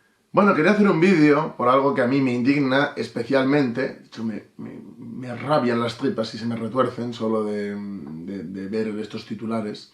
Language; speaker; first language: Spanish; native; Spanish